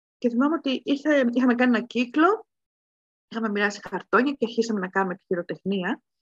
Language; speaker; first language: Greek; native; Greek